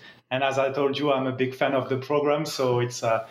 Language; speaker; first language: English; non-native, fluent; French